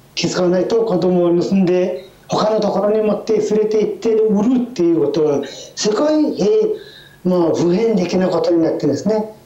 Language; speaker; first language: Japanese; non-native, fluent; Mongolian